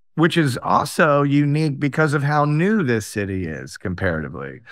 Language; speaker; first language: English; native; English